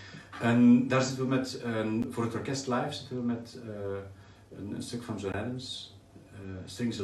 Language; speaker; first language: Dutch; native; Dutch